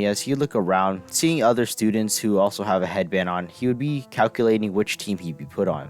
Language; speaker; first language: English; native; English